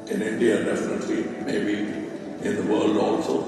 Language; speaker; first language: English; non-native, local second language; Tamil